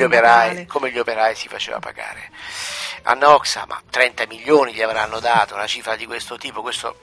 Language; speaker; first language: Italian; native; Italian